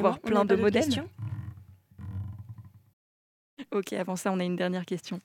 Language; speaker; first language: French; native; French